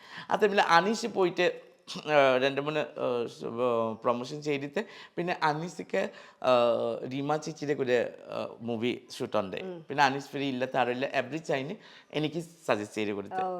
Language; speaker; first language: Malayalam; non-native, fluent; Assamese